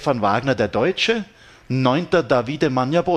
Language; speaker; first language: German; native; German